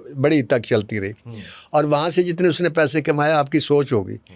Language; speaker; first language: Urdu; non-native, local second language; Punjabi